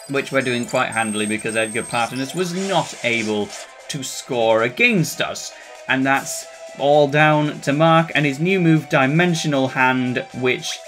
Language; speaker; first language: English; native; English